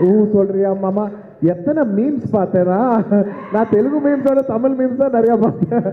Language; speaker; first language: Tamil; non-native, local second language; Telugu